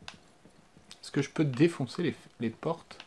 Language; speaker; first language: French; native; French